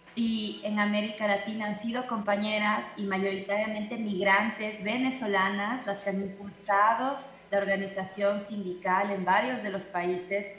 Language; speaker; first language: Spanish; native; Spanish